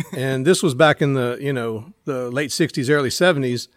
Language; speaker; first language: English; native; English